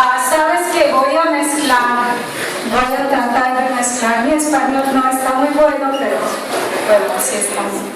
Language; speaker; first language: Spanish; non-native, learner; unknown